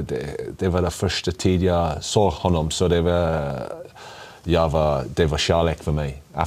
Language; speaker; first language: Swedish; non-native, learner; English